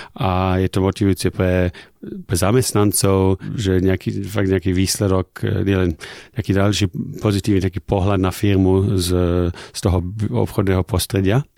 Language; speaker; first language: Slovak; early bilingual, heritage; German